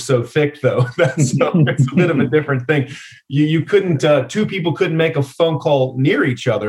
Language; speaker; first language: English; native; English